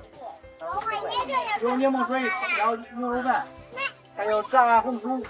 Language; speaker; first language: Chinese; native; Chinese